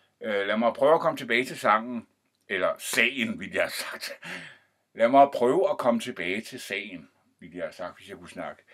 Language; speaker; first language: Danish; native; Danish